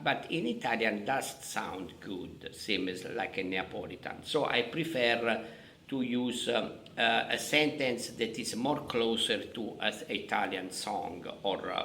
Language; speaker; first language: English; non-native, fluent; Italian